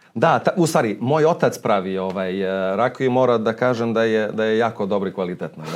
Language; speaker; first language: Serbian; early bilingual, heritage; Serbian